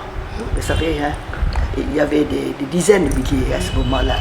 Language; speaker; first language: French; non-native, fluent; Vietnamese